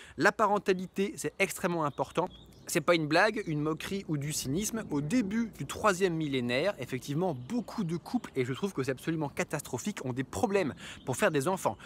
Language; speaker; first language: French; native; French